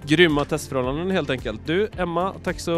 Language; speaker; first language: Swedish; native; Swedish